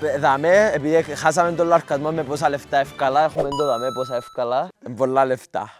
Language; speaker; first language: Greek; native; Greek